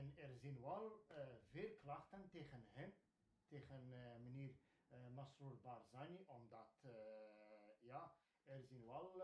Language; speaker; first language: Dutch; non-native, fluent; Kurdish